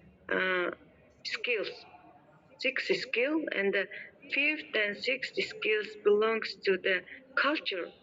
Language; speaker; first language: English; non-native, learner; Mongolian